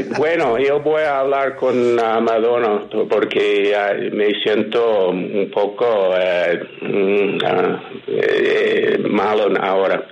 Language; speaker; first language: Spanish; non-native, fluent; English